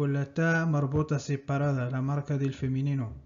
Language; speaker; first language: Spanish; non-native, fluent; Arabic